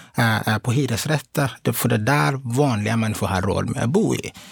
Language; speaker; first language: Swedish; non-native, fluent; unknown